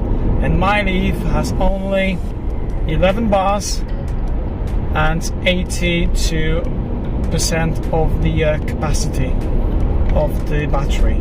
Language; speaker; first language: English; non-native, fluent; Polish